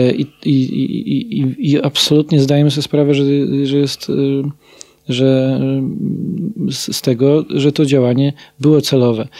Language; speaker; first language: Polish; native; Polish